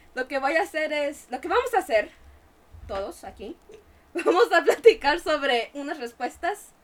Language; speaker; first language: Spanish; early bilingual, heritage; Spanish